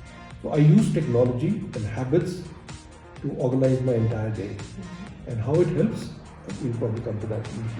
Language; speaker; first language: English; non-native, local second language; Hindi